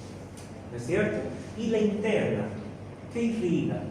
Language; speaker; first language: Spanish; native; Spanish